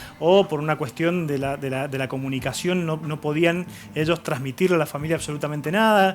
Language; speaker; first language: Spanish; native; Spanish